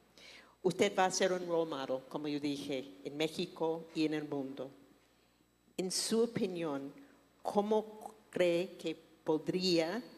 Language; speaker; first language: Spanish; non-native, fluent; English